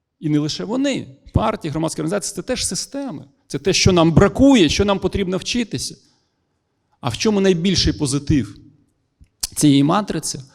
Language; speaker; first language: Ukrainian; non-native, local second language; Russian